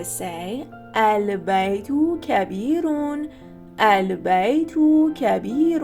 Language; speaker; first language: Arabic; non-native, fluent; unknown